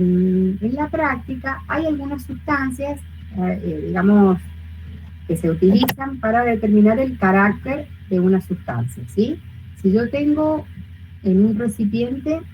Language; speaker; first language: Spanish; native; Spanish